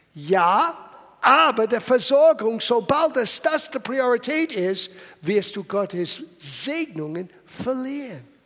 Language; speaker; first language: German; non-native, fluent; English